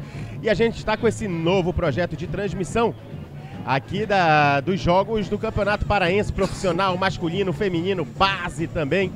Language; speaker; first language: Portuguese; native; Portuguese